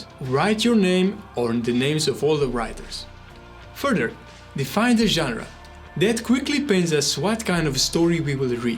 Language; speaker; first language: English; non-native, fluent; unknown